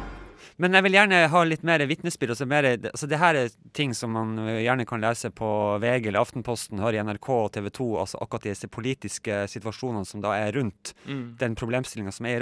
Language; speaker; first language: Norwegian; native; Norwegian